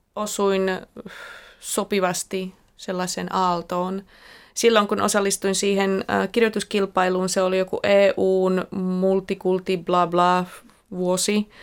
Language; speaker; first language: Finnish; non-native, fluent; Slovak